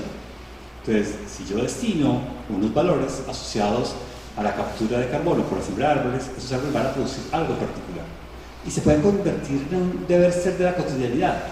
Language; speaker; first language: Spanish; native; Spanish